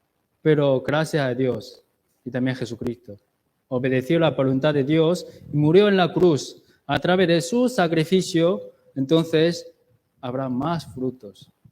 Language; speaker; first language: Spanish; non-native, learner; Chinese